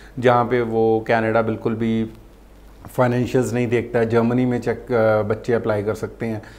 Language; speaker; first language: Hindi; non-native, local second language; Punjabi